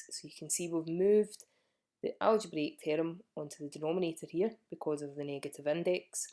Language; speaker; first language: English; native; English